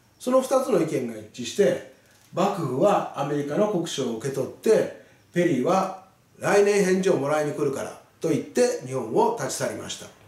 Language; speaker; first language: Japanese; native; Japanese